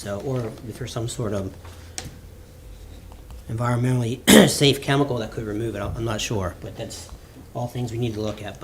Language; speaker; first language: English; native; English